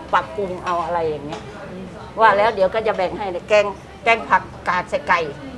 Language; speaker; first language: Thai; native; Thai